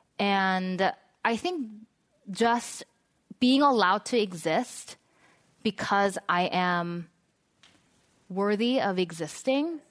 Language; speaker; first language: English; non-native, fluent; Korean